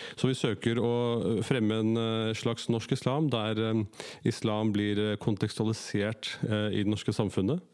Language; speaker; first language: Norwegian; early bilingual, other home language; Urdu